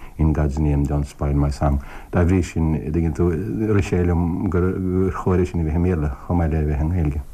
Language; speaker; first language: Irish; native; Irish